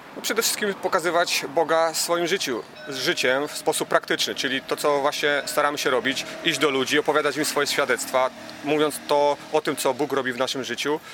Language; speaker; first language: Polish; native; Polish